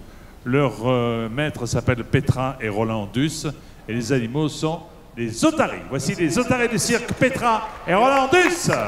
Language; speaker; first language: French; native; French